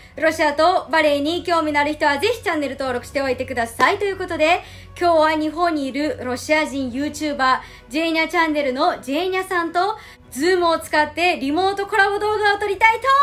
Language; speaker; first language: Japanese; native; Japanese